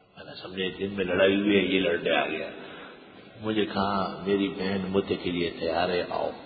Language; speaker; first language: Urdu; non-native, local second language; Pashto